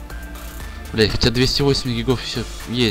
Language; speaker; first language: Russian; native; Russian